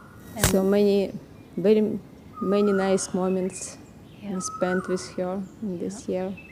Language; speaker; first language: English; non-native, learner; Russian